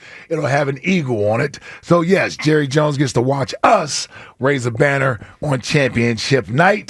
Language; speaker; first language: English; native; English